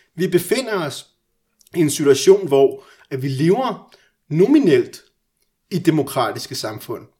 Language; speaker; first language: Danish; early bilingual, other home language; Persian